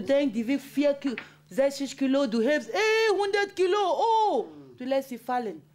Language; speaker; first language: German; non-native, fluent; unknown